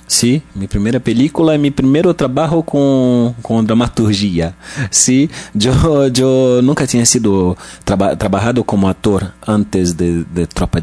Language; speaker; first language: Spanish; non-native, learner; Portuguese